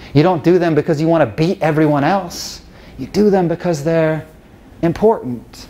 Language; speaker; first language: English; native; English